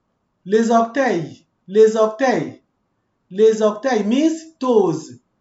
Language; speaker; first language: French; non-native, fluent; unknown